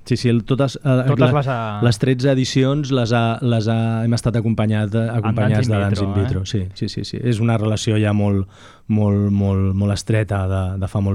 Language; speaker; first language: Catalan; native; Catalan